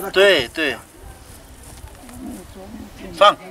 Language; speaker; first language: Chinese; non-native, fluent; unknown